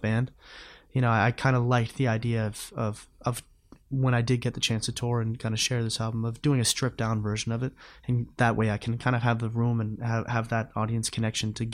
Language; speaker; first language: English; native; English